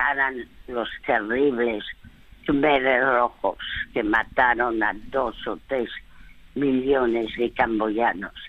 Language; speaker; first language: Spanish; early bilingual, other home language; French